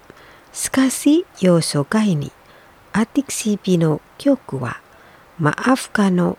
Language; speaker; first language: Japanese; non-native, fluent; Indonesian